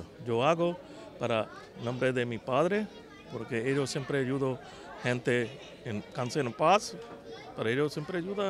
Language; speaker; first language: Spanish; non-native, learner; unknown